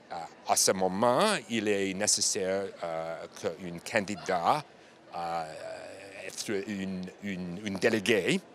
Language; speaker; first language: French; non-native, learner; English